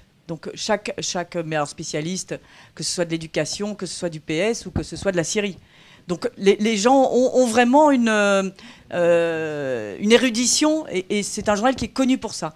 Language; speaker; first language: French; native; French